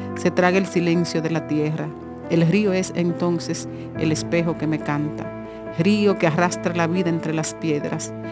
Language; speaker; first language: Spanish; native; Spanish